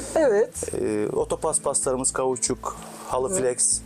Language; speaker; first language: Turkish; native; Turkish